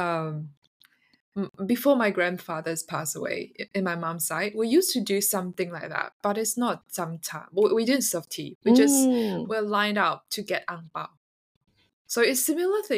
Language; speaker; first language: English; non-native, local second language; Chinese